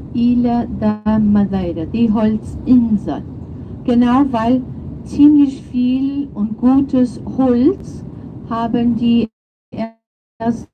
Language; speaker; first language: German; non-native, fluent; Portuguese